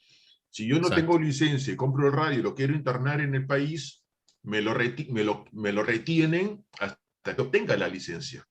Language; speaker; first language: Spanish; native; Spanish